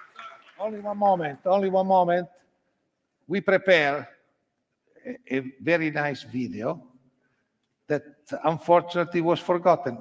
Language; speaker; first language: English; non-native, learner; Italian